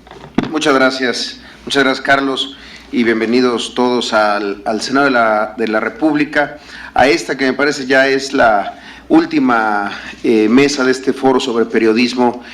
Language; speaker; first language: Spanish; native; Spanish